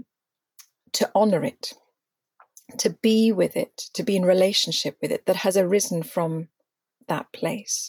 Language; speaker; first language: English; native; English